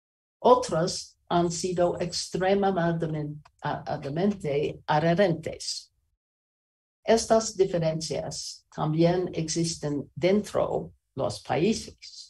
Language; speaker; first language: Spanish; non-native, learner; English